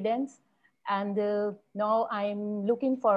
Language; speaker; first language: English; non-native, local second language; Punjabi